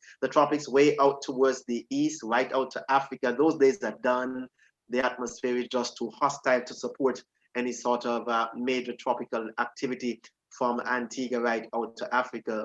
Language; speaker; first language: English; native; English